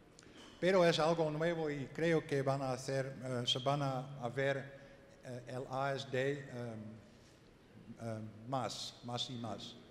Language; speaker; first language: Spanish; non-native, learner; Dutch